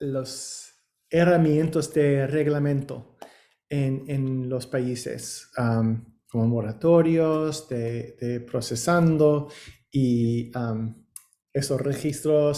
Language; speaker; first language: Spanish; non-native, learner; English